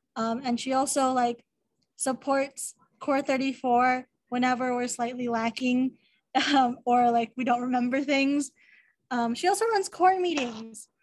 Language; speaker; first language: English; native; English